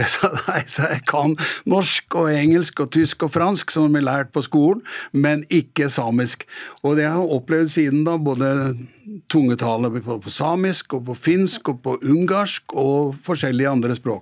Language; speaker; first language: Norwegian; native; Norwegian